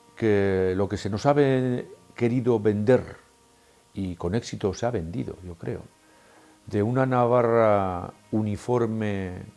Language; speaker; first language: Spanish; native; Spanish